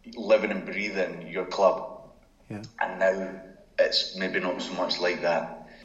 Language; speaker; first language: English; native; English